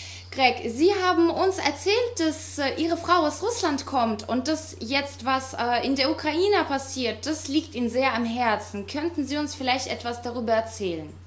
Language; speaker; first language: German; non-native, fluent; Russian